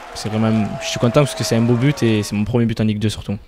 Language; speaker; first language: French; native; French